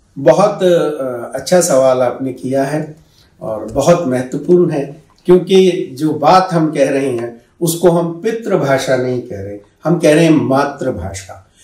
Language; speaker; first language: Hindi; native; Hindi